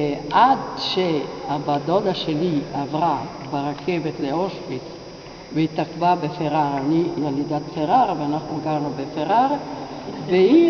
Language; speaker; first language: Hebrew; non-native, fluent; Italian